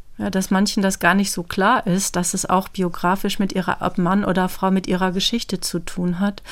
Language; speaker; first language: German; native; German